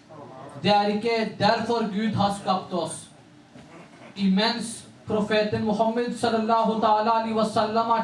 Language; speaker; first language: Norwegian; non-native, local second language; Urdu